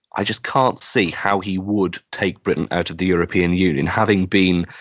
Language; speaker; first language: English; native; English